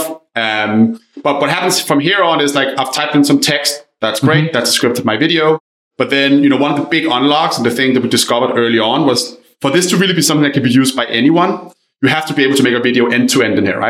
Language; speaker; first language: English; non-native, fluent; Danish